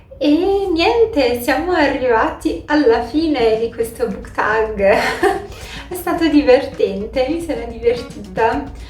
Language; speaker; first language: Italian; non-native, fluent; Portuguese